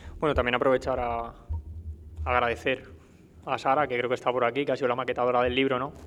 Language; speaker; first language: Spanish; native; Spanish